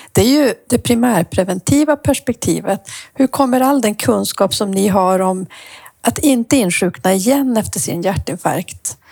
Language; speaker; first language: Swedish; native; Swedish